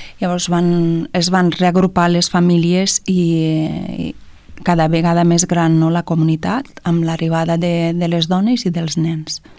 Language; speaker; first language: Catalan; non-native, fluent; Romanian